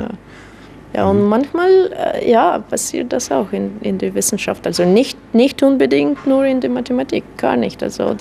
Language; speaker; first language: German; non-native, fluent; Russian